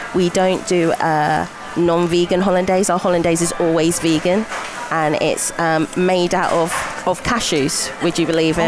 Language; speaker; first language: English; native; English